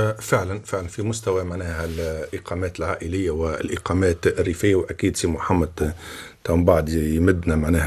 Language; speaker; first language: Arabic; native; Arabic